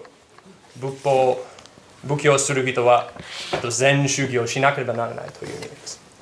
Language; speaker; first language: Japanese; non-native, fluent; English